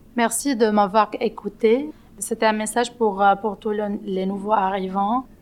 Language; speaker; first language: French; non-native, local second language; Arabic